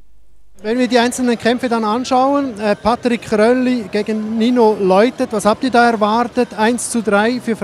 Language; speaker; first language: German; native; German